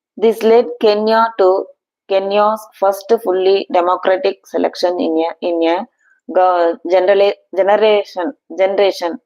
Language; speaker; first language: English; non-native, local second language; Tamil